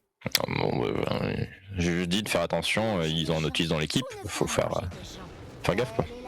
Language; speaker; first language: French; native; French